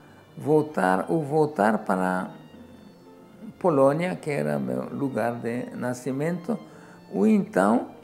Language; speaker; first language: Portuguese; non-native, fluent; Polish